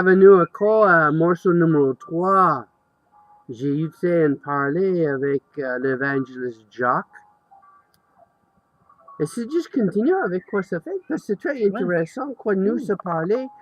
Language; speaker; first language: French; non-native, learner; English